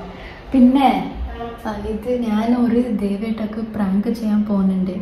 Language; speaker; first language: Malayalam; non-native, learner; Tamil